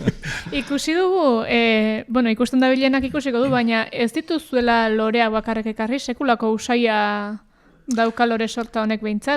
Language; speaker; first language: Basque; native; Basque